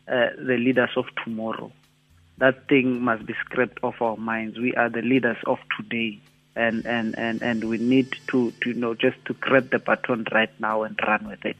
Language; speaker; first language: English; non-native, local second language; Xhosa